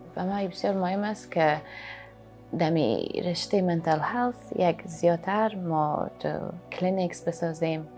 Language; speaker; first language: Persian; early bilingual, heritage; Persian